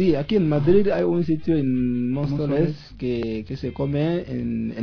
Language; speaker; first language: Spanish; non-native, learner; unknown